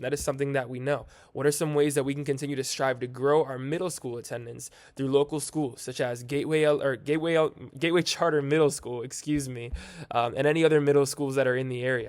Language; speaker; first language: English; native; English